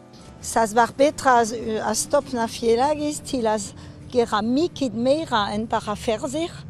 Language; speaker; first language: Icelandic; non-native, learner; French